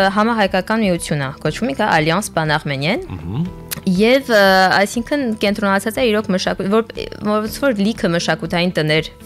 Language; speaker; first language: Armenian; early bilingual, heritage; French